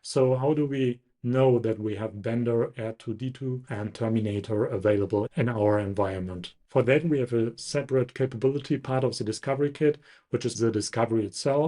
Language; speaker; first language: English; non-native, fluent; German